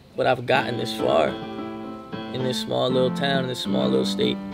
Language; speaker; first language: English; native; English